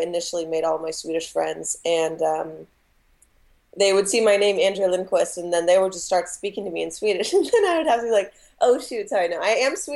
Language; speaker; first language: English; native; English